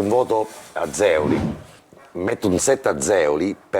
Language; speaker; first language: Italian; native; Italian